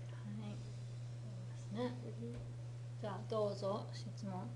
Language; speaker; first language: Japanese; non-native, fluent; English